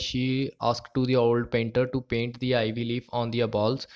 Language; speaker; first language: English; non-native, local second language; Punjabi